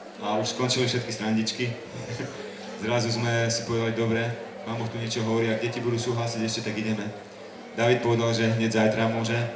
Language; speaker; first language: Slovak; non-native, fluent; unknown